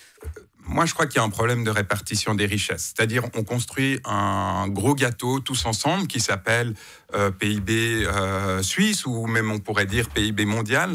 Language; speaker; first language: French; native; French